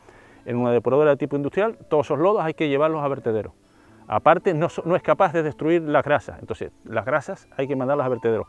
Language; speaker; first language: Spanish; native; Spanish